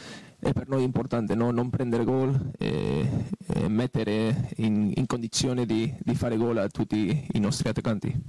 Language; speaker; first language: Italian; non-native, fluent; Spanish